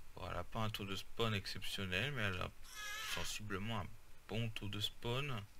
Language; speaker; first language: French; native; French